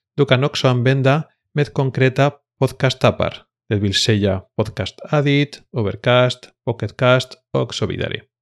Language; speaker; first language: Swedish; non-native, fluent; Spanish